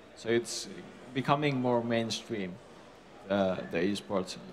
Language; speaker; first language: English; non-native, fluent; Finnish